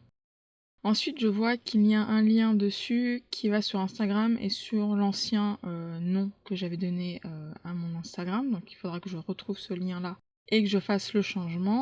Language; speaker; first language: French; native; French